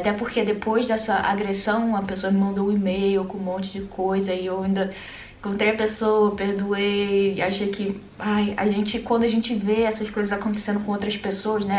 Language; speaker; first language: Portuguese; native; Portuguese